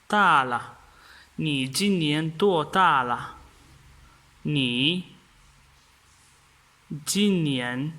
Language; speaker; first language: Chinese; non-native, fluent; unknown